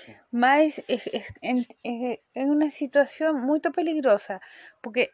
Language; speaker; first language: Portuguese; non-native, fluent; Spanish